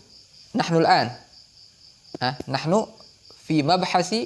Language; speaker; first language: Arabic; non-native, fluent; Indonesian